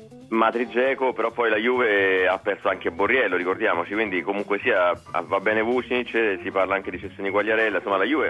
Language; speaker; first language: Italian; native; Italian